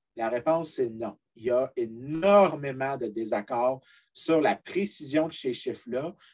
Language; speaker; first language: French; native; French